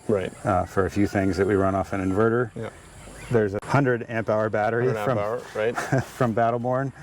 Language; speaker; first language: English; native; English